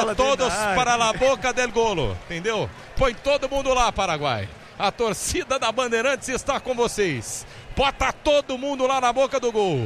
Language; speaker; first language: Portuguese; native; Portuguese